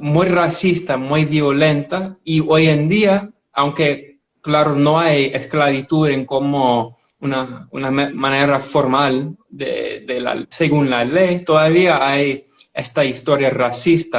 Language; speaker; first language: Spanish; non-native, fluent; English